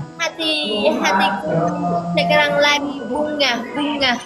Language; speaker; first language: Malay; non-native, learner; Vietnamese